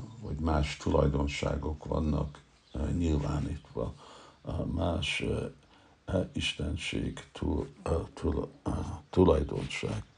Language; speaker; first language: Hungarian; early bilingual, heritage; Hungarian